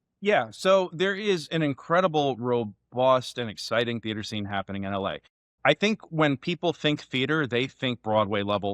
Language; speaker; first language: English; native; English